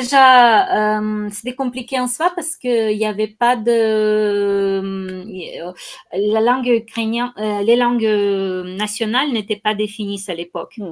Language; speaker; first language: French; non-native, fluent; Ukrainian